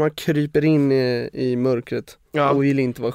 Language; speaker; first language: Swedish; native; Swedish